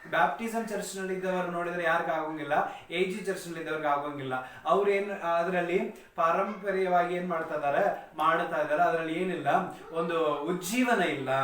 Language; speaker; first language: Kannada; non-native, local second language; Tamil